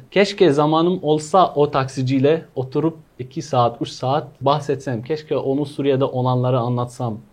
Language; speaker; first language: Turkish; non-native, fluent; Arabic